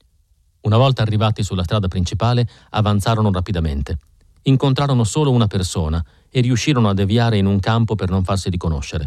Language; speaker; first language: Italian; native; Italian